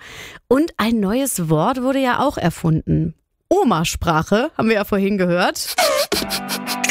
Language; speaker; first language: German; native; German